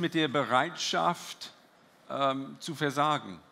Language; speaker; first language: German; non-native, fluent; English